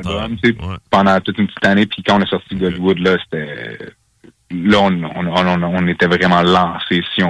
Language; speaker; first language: French; native; French